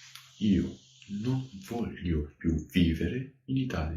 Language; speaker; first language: Italian; non-native, fluent; Georgian